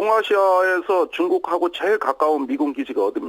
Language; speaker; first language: Korean; native; Korean